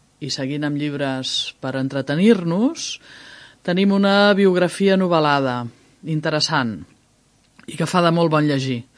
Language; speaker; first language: Catalan; native; Catalan